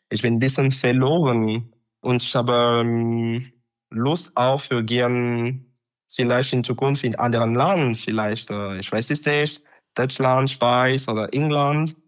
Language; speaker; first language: German; non-native, learner; French